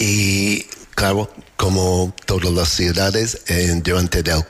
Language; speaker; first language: Spanish; non-native, learner; English